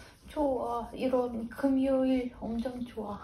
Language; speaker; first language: Korean; non-native, learner; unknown